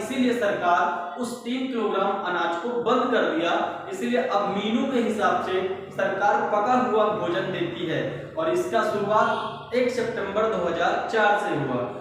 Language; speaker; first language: Hindi; native; Hindi